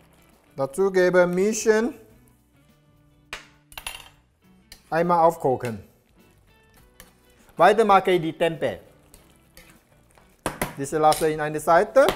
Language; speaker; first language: German; non-native, learner; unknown